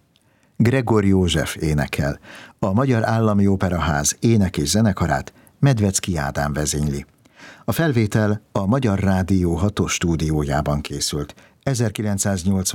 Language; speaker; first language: Hungarian; native; Hungarian